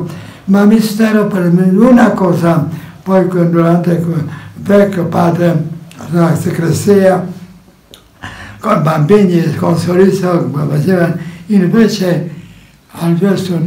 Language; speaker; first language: Italian; non-native, learner; Polish